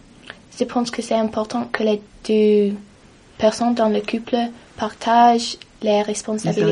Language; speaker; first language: French; non-native, learner; English